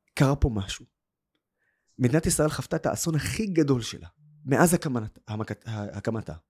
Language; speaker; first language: Hebrew; non-native, local second language; Arabic